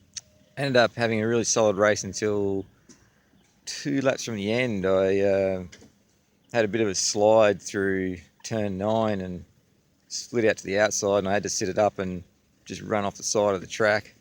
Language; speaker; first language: English; native; English